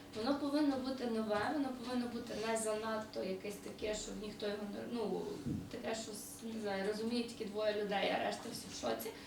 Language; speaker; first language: Ukrainian; native; Ukrainian